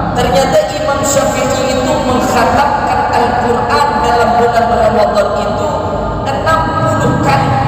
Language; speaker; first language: Malay; non-native, local second language; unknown